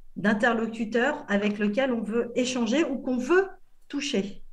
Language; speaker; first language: French; native; French